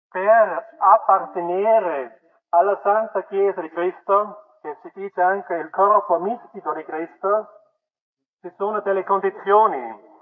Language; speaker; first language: Italian; non-native, fluent; German